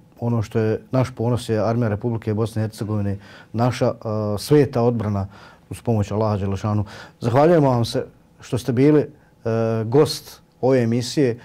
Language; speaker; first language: Bosnian; native; Bosnian